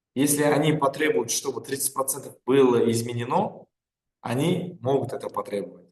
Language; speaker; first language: Russian; non-native, local second language; Kazakh